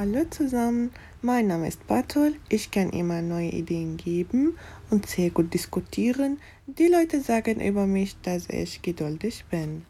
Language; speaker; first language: German; non-native, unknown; Arabic